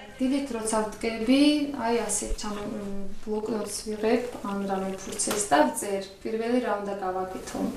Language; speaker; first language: Georgian; non-native, local second language; Azerbaijani